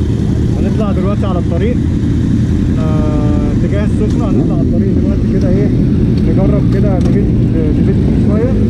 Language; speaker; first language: Arabic; native; Arabic